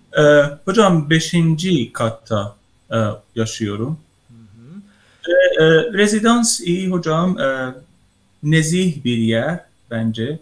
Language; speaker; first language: Turkish; non-native, learner; Persian